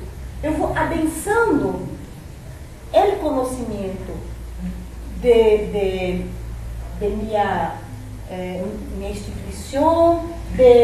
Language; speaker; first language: Spanish; non-native, fluent; Portuguese